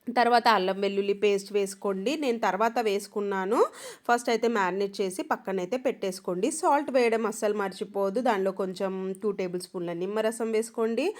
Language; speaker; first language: Telugu; native; Telugu